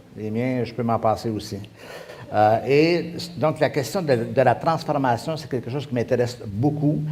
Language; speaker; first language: French; native; French